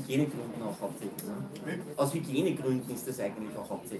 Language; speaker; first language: German; native; German